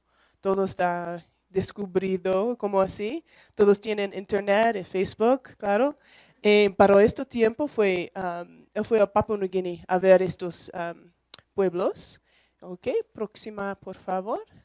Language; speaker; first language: Spanish; non-native, learner; English